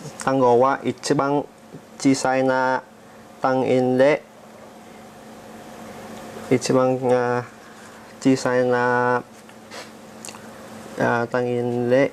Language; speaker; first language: Japanese; non-native, learner; Vietnamese